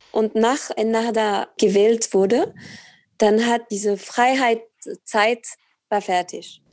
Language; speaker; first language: German; non-native, fluent; Arabic